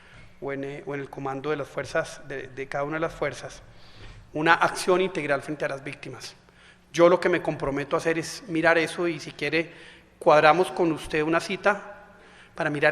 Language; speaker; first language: Spanish; native; Spanish